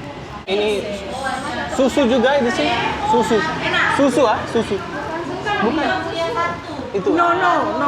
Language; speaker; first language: Indonesian; non-native, learner; Malayalam